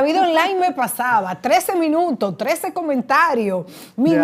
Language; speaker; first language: Spanish; native; Spanish